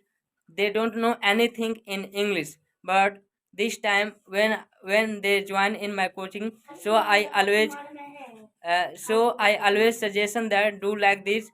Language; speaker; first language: English; non-native, learner; Hindi